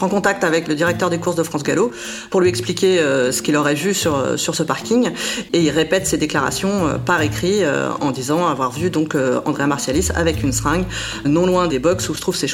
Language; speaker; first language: French; native; French